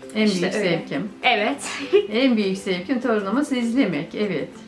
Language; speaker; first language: Turkish; native; Turkish